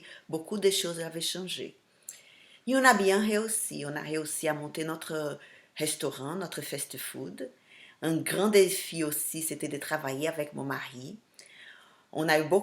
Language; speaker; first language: French; non-native, fluent; Portuguese